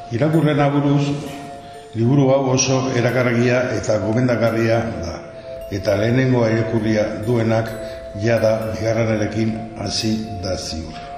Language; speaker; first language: Basque; non-native, local second language; Spanish